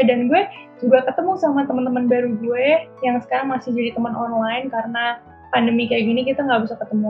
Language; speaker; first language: Indonesian; native; Indonesian